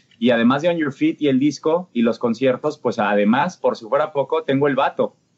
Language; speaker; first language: Spanish; native; Spanish